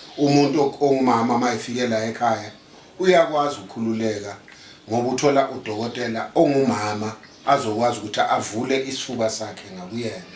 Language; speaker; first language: Zulu; native; Zulu